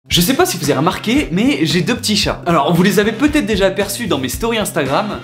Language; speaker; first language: French; native; French